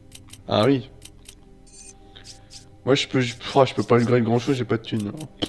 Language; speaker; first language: French; native; French